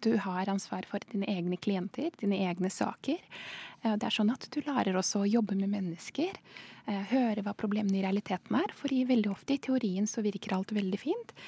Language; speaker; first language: Norwegian; non-native, fluent; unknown